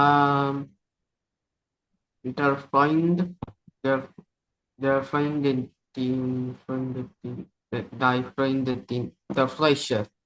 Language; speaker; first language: German; non-native, learner; Indonesian